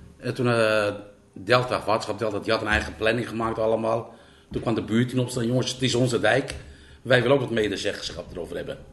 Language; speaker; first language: Dutch; non-native, fluent; Turkish